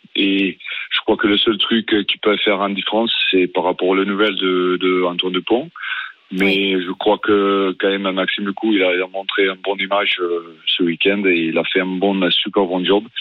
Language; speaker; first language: French; non-native, fluent; Afrikaans